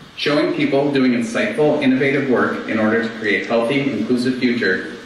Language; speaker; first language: English; native; English